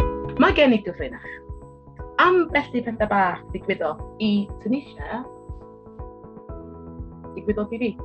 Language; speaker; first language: Welsh; non-native, learner; English